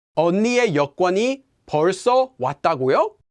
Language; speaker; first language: Korean; non-native, fluent; English